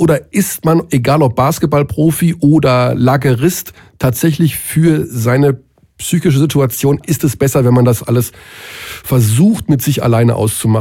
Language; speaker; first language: German; native; German